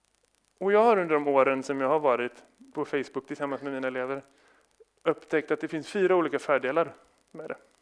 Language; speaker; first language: Swedish; native; Swedish